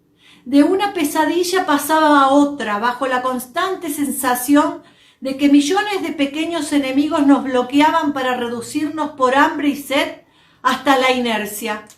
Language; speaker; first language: Spanish; native; Spanish